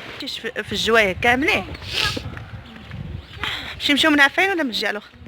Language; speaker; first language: Arabic; native; Arabic